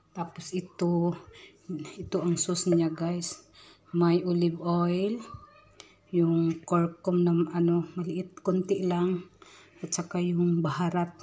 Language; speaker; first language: Filipino; non-native, local second language; Cebuano